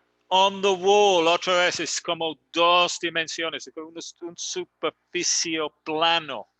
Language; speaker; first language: Spanish; non-native, learner; English